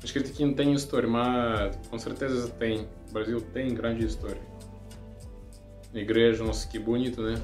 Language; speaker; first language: Portuguese; non-native, learner; Russian